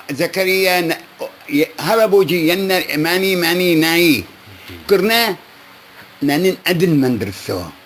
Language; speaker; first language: Korean; non-native, local second language; Arabic